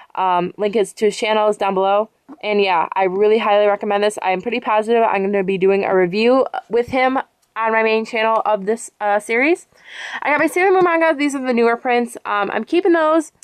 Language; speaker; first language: English; native; English